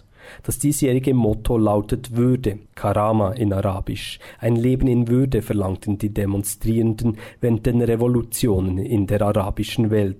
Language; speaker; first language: German; native; German